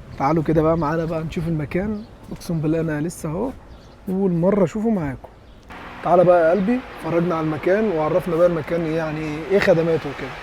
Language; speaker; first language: Egyptian Arabic; native; Egyptian Arabic